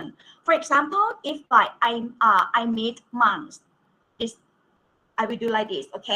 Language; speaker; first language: English; non-native, fluent; Thai